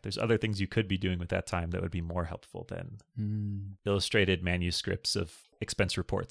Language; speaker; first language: English; native; English